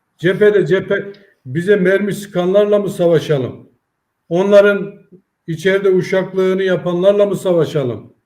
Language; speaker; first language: Turkish; native; Turkish